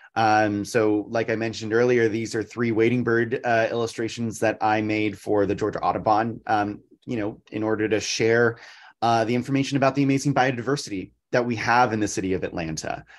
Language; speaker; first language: English; native; English